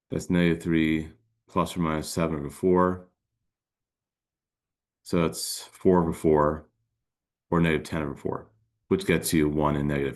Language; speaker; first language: English; native; English